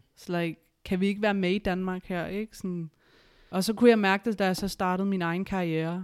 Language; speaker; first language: Danish; early bilingual, other home language; Spanish